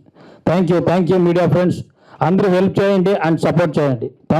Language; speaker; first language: Telugu; non-native, learner; Kannada